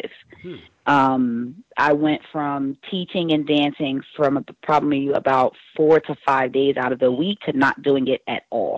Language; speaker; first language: English; native; English